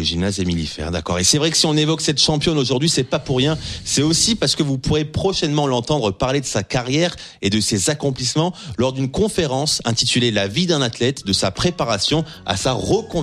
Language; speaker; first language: French; native; French